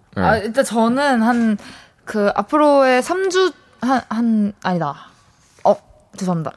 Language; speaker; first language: Korean; native; Korean